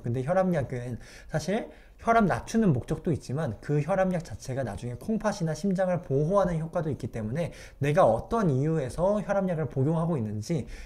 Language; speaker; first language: Korean; native; Korean